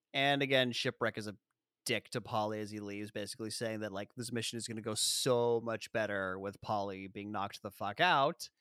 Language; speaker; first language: English; native; English